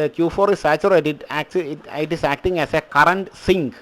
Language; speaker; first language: English; non-native, local second language; Malayalam